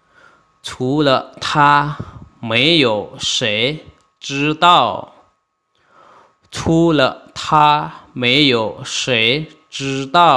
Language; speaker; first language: Chinese; non-native, fluent; Lao